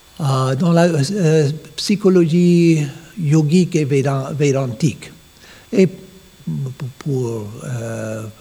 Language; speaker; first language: French; non-native, learner; English